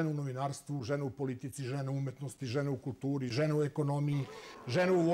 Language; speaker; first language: Serbian; native; Serbian